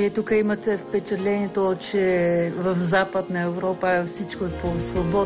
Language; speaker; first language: Bulgarian; non-native, fluent; Dutch